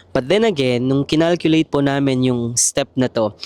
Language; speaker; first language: Filipino; native; Filipino